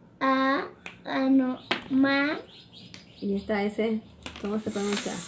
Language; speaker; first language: Spanish; native; Spanish